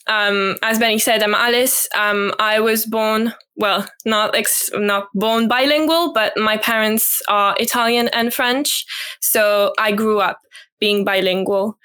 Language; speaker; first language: English; non-native, fluent; French